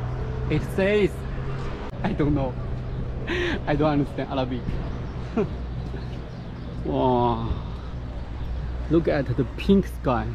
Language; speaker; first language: English; non-native, learner; Chinese